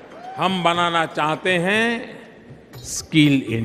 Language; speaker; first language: Hindi; non-native, local second language; Gujarati